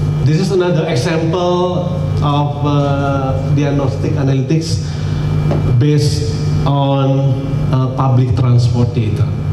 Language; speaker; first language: English; non-native, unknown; Indonesian